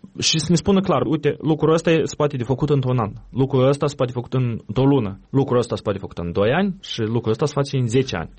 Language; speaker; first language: Romanian; native; Romanian